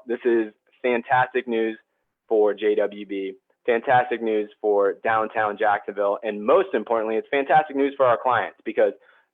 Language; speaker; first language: English; native; English